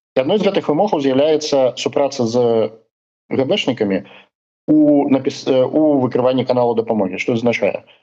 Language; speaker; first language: Belarusian; non-native, local second language; Russian